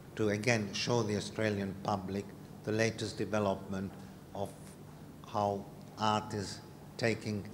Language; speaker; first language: English; non-native, fluent; Hungarian